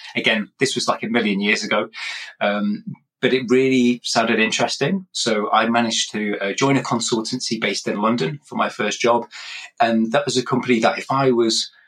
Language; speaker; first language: English; native; English